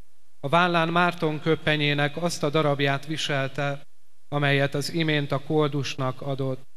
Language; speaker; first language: Hungarian; native; Hungarian